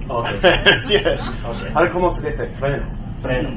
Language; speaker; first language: Spanish; non-native, learner; English